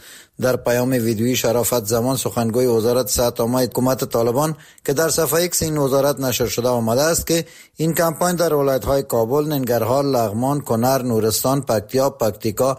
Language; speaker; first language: Persian; native; Persian